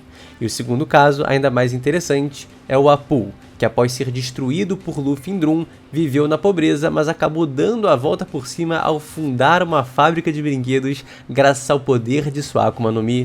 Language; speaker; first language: Portuguese; native; Portuguese